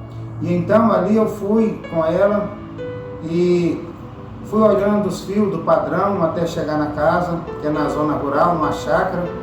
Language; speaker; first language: Portuguese; native; Portuguese